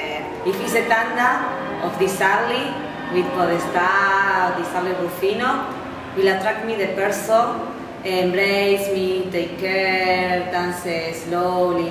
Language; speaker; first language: English; non-native, learner; Spanish